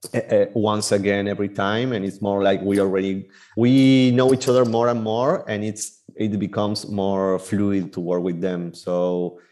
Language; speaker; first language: English; non-native, fluent; Spanish